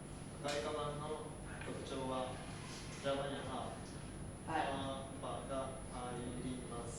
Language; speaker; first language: Japanese; non-native, learner; Indonesian